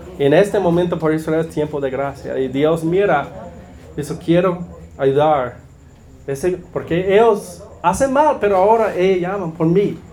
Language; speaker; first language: Spanish; non-native, learner; English